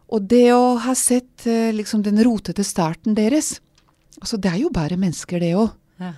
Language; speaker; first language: Norwegian; non-native, fluent; Hungarian